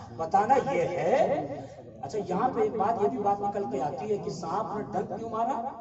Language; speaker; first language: Urdu; native; Urdu